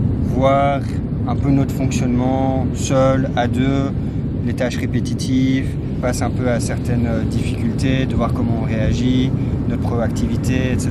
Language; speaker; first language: French; native; French